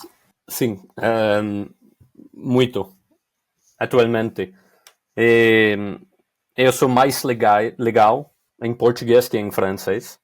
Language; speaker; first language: Portuguese; non-native, learner; French